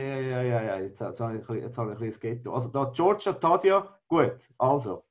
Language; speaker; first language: German; native; German